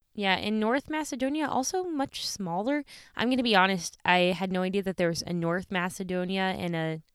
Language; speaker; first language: English; native; English